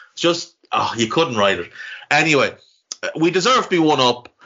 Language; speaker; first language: English; native; English